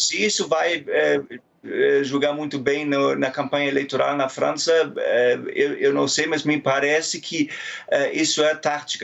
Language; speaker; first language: Portuguese; non-native, fluent; German